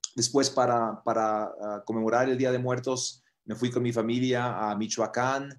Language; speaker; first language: Spanish; early bilingual, other home language; English